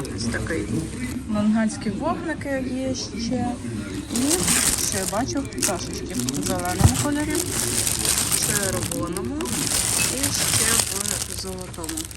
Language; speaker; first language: Ukrainian; non-native, local second language; Russian